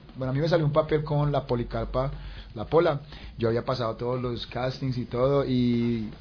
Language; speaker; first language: Spanish; native; Spanish